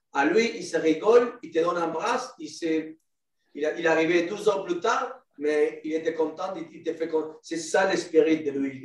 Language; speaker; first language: French; non-native, learner; Spanish